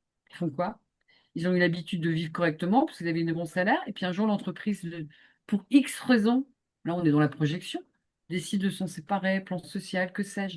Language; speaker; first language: French; native; French